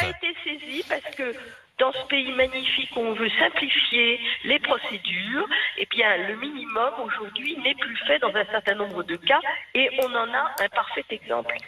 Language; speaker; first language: French; native; French